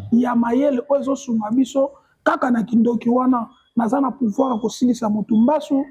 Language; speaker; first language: Lingala; non-native, local second language; Kongo